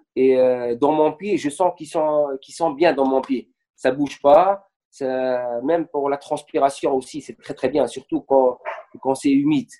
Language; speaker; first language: French; non-native, local second language; Arabic